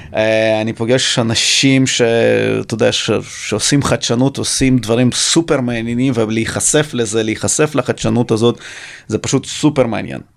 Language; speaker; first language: Hebrew; early bilingual, other home language; Russian